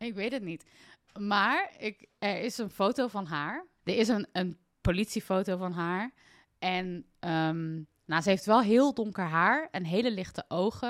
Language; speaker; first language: Dutch; native; Dutch